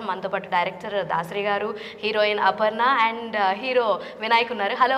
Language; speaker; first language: Telugu; native; Telugu